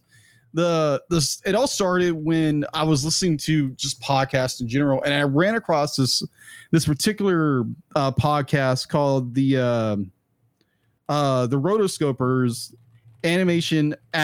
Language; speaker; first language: English; native; English